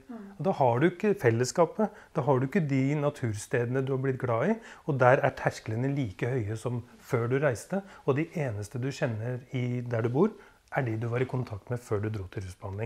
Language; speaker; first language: Norwegian; native; Norwegian